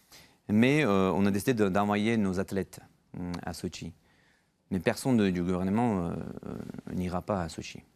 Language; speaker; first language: French; non-native, fluent; Georgian